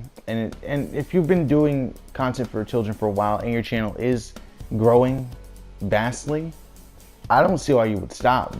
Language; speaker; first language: English; native; English